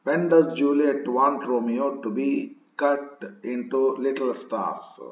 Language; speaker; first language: English; non-native, local second language; Kannada